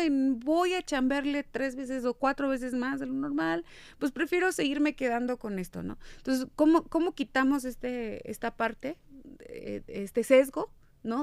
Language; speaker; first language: Spanish; native; Spanish